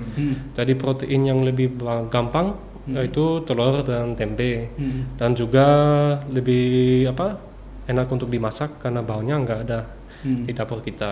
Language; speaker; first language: Indonesian; early bilingual, other home language; English